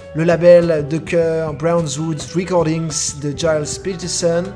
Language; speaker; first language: French; native; French